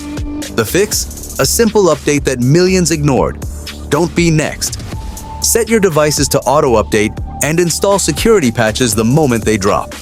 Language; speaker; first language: English; native; English